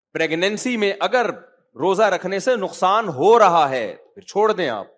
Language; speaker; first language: Urdu; native; Urdu